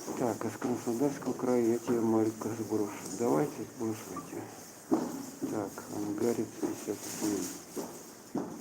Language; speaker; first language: Russian; native; Russian